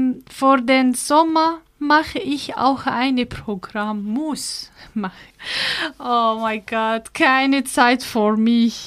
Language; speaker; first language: German; non-native, learner; Arabic